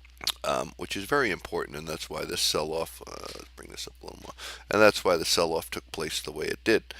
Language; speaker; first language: English; native; English